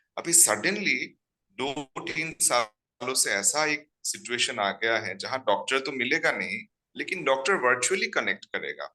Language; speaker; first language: Hindi; non-native, local second language; Assamese